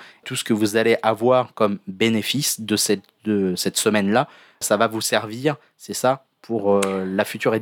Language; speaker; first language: French; native; French